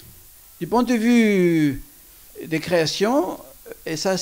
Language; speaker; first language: French; non-native, fluent; Greek